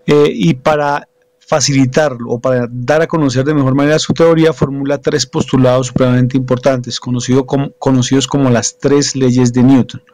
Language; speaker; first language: Spanish; native; Spanish